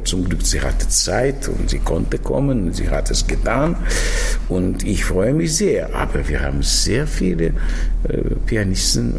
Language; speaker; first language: German; non-native, fluent; Russian